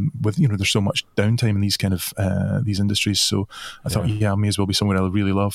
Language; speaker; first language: English; native; English